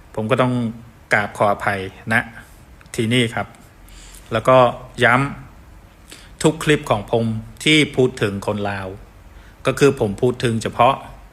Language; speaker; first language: Thai; non-native, fluent; Khmer